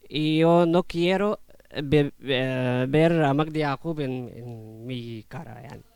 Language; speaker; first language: Spanish; non-native, fluent; Arabic